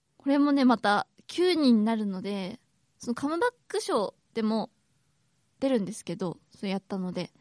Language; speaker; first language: Japanese; native; Japanese